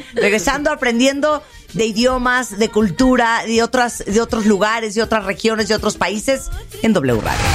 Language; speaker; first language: Spanish; native; Spanish